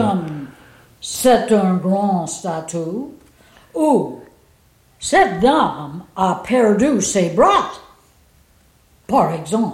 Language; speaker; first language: French; non-native, fluent; English